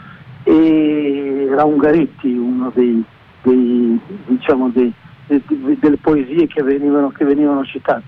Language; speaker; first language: Italian; native; Italian